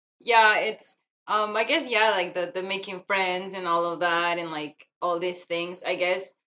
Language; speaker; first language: English; non-native, fluent; Spanish